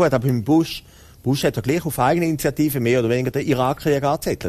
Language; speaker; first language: German; native; German